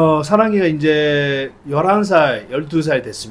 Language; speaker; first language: Korean; early bilingual, heritage; Japanese